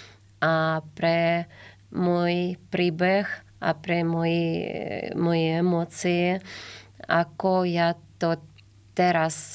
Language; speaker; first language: Slovak; non-native, learner; Ukrainian